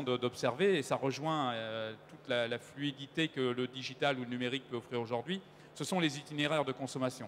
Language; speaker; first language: French; native; French